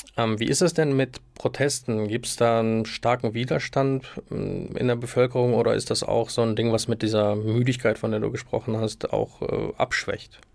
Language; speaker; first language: German; native; German